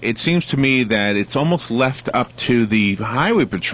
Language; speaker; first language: English; native; English